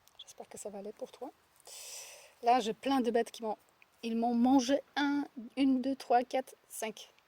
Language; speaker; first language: French; non-native, fluent; Polish